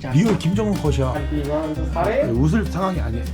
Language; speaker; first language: Korean; native; Korean